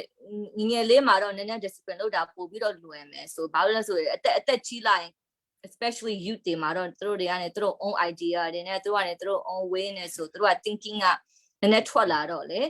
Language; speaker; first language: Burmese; non-native, local second language; Hakha Chin